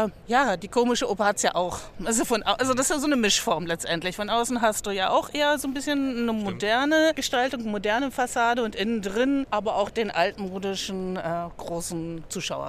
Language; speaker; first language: German; native; German